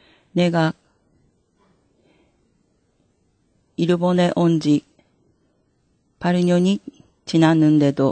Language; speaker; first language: Korean; non-native, fluent; Japanese